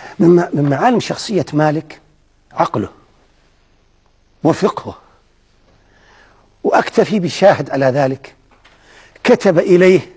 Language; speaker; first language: Arabic; native; Arabic